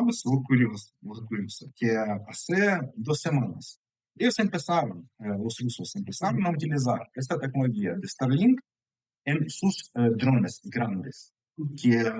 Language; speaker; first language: Spanish; non-native, fluent; Ukrainian